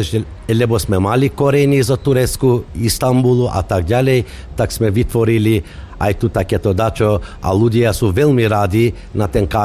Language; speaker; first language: Slovak; non-native, local second language; Macedonian